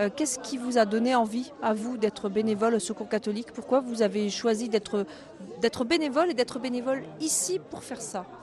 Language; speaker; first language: French; native; French